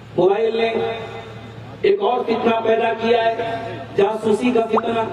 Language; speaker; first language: Urdu; native; Urdu